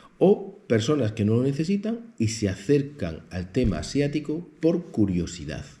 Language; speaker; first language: Spanish; native; Spanish